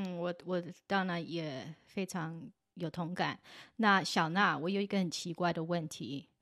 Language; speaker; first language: Chinese; early bilingual, heritage; Chinese